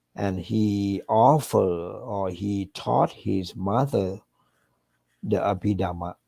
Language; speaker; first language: English; non-native, fluent; Thai